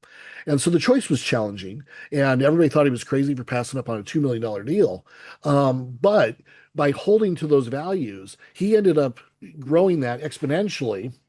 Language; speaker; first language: English; native; English